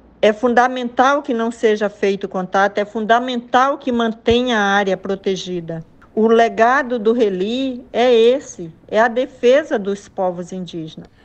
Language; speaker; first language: Portuguese; native; Portuguese